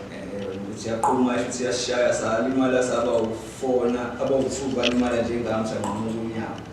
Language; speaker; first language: Zulu; native; Zulu